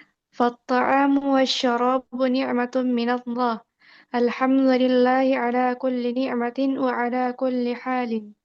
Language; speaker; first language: Arabic; non-native, learner; Indonesian